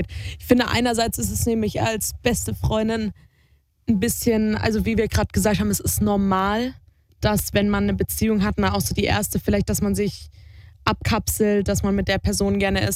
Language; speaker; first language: German; native; German